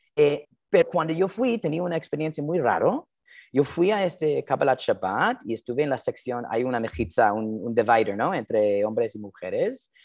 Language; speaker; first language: Spanish; non-native, fluent; English